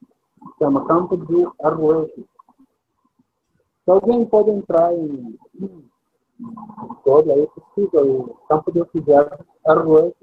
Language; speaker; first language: Portuguese; non-native, fluent; Arabic